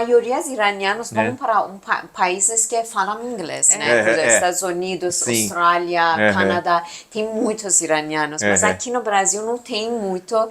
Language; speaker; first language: Portuguese; non-native, learner; Persian